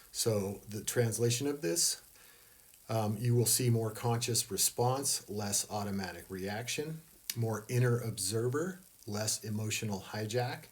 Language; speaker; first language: English; native; English